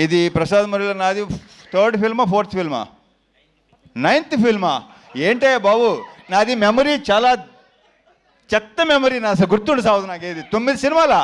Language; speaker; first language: Telugu; native; Telugu